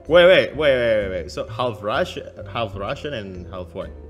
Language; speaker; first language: English; non-native, fluent; Indonesian